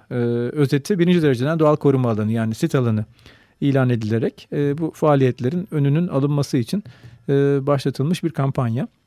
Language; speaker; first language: Turkish; native; Turkish